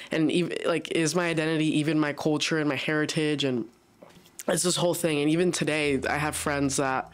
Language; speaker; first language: English; early bilingual, other home language; Spanish